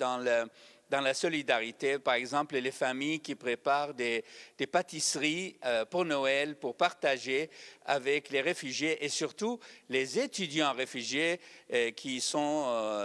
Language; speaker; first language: French; non-native, fluent; Arabic